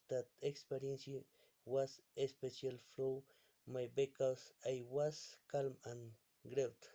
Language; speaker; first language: English; non-native, learner; Spanish